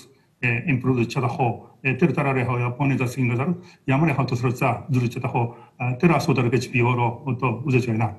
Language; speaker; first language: Mongolian; non-native, fluent; Japanese